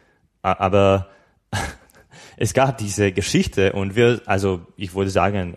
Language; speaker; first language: German; non-native, fluent; Slovak